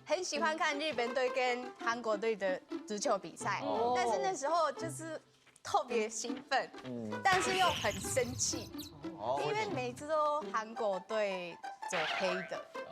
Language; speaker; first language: Chinese; non-native, fluent; Japanese